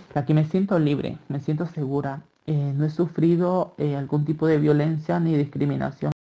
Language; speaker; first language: Spanish; native; Spanish